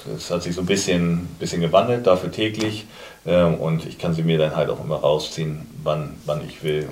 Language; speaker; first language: German; native; German